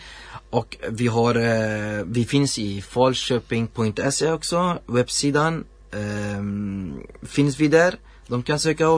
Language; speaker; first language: Swedish; non-native, learner; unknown